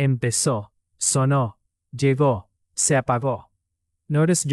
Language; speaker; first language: Spanish; non-native, fluent; English